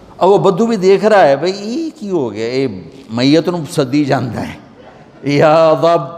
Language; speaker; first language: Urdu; non-native, local second language; Punjabi